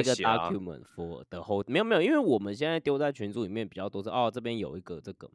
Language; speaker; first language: Chinese; native; Chinese